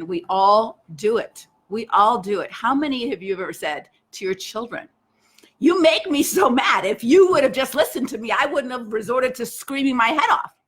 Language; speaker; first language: English; native; English